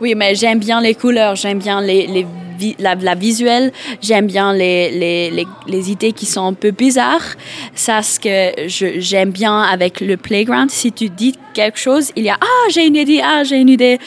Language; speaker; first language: French; non-native, learner; German